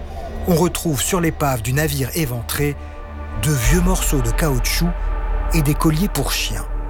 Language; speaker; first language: French; native; French